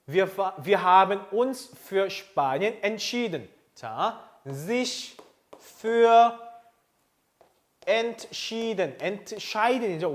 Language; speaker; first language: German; non-native, fluent; Korean